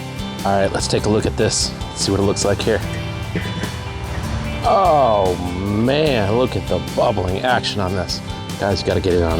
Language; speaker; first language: English; native; English